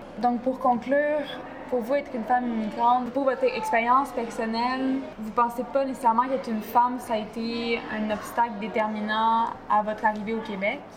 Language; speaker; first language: French; native; French